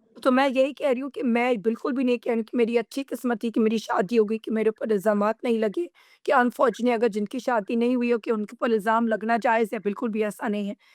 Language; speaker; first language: Urdu; native; Urdu